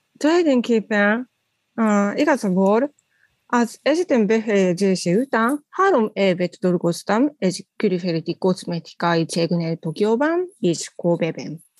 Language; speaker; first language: Hungarian; non-native, learner; Japanese